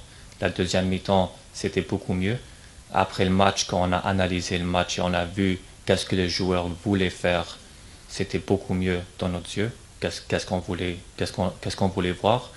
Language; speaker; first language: French; non-native, fluent; English